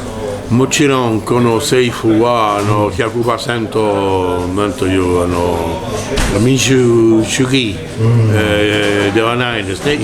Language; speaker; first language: Japanese; non-native, learner; French